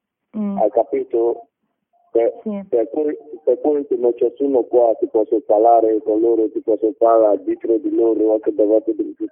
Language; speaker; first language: Italian; non-native, learner; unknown